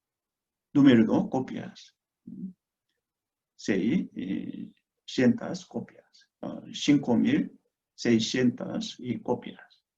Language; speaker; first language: Spanish; non-native, fluent; Korean